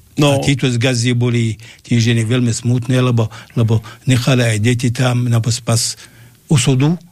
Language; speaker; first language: Slovak; non-native, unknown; Arabic